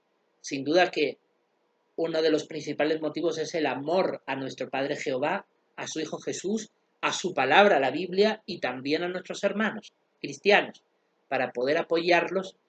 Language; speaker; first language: Spanish; native; Spanish